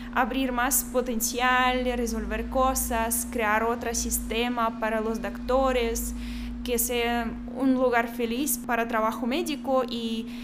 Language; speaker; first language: Spanish; non-native, fluent; Russian